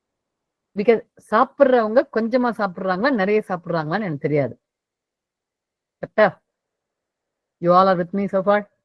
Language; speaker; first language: Tamil; native; Tamil